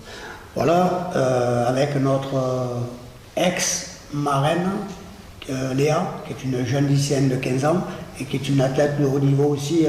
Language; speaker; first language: French; native; French